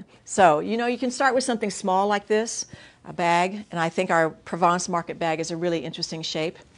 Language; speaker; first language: English; native; English